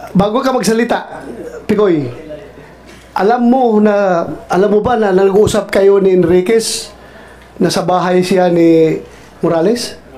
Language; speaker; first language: Filipino; non-native, local second language; Cebuano